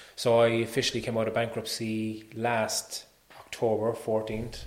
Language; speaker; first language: English; native; English